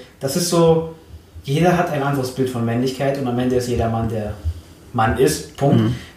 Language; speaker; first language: German; early bilingual, other home language; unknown